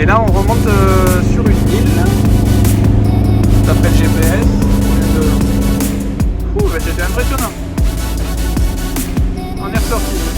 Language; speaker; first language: French; native; French